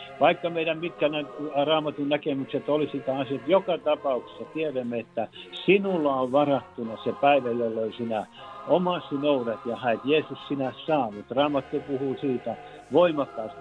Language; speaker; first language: Finnish; native; Finnish